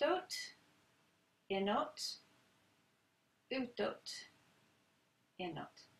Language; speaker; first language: Swedish; non-native, learner; English